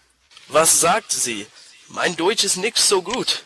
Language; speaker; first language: German; non-native, learner; English